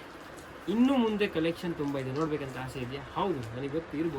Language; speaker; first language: Kannada; native; Kannada